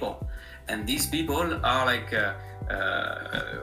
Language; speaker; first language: English; non-native, fluent; French